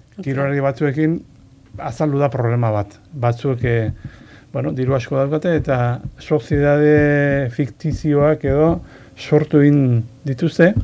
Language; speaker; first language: Basque; non-native, local second language; Spanish